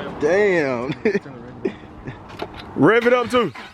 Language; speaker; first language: English; native; English